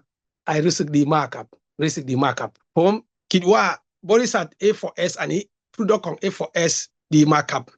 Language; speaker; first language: Thai; non-native, learner; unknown